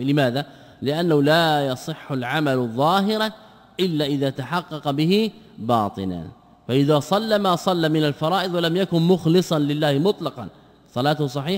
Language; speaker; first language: Arabic; native; Arabic